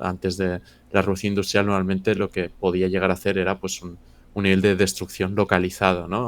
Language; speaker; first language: Spanish; native; Spanish